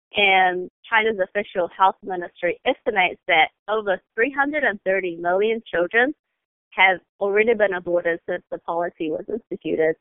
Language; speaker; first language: English; native; English